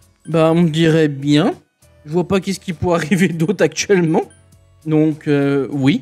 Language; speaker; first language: French; native; French